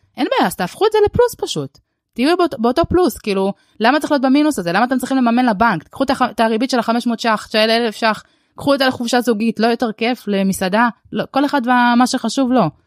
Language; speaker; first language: Hebrew; early bilingual, other home language; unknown